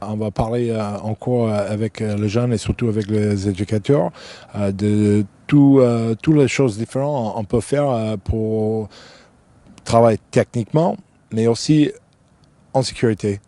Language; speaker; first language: French; non-native, fluent; English